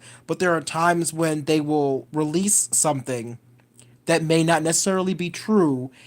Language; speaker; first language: English; native; English